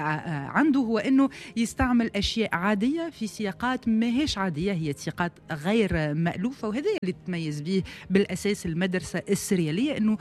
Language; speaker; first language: Arabic; native; Arabic